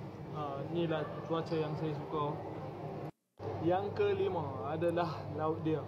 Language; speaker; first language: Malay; non-native, fluent; Arabic